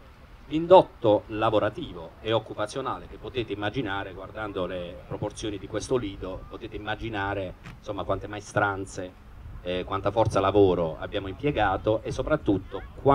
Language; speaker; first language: Italian; native; Italian